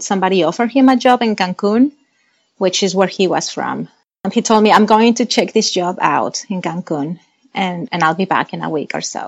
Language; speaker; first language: English; non-native, fluent; Spanish